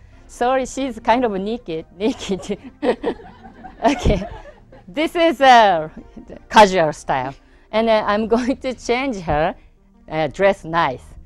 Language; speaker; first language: English; non-native, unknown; Japanese